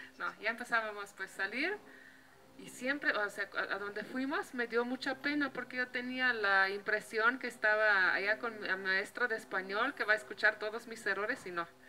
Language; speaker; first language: Spanish; non-native, fluent; Slovenian